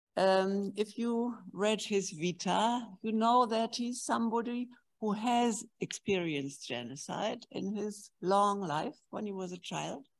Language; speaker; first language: English; non-native, fluent; German